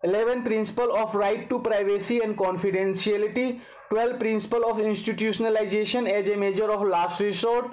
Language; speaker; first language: English; non-native, local second language; Hindi